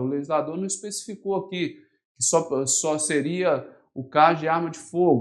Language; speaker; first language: Portuguese; native; Portuguese